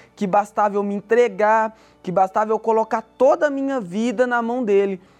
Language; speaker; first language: Portuguese; native; Portuguese